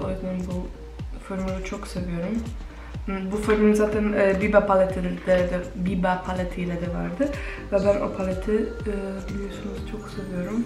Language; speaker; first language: Turkish; non-native, fluent; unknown